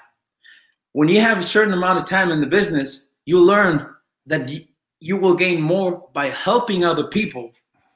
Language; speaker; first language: English; non-native, fluent; Spanish